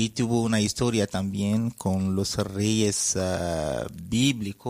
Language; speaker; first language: Spanish; non-native, fluent; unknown